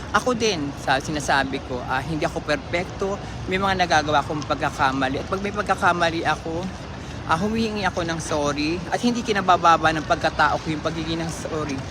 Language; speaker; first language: Filipino; native; Filipino